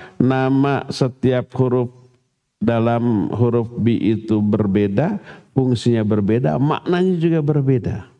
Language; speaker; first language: Malay; non-native, local second language; Sundanese